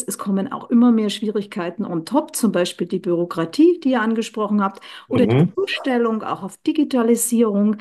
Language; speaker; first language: German; native; German